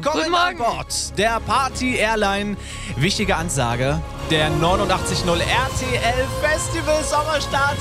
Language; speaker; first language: German; native; German